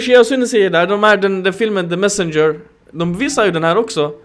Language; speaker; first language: Swedish; non-native, fluent; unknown